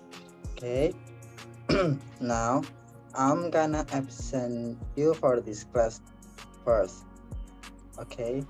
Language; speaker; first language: English; non-native, learner; Indonesian